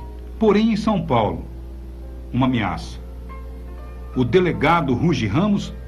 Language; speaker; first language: Portuguese; native; Portuguese